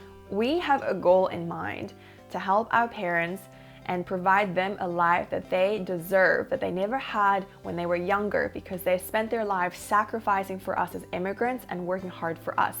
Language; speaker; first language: English; early bilingual, other home language; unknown